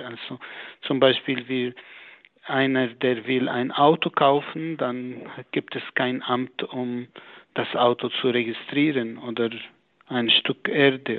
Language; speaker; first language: German; non-native, fluent; Arabic